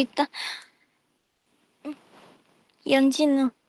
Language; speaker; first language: Korean; non-native, fluent; Japanese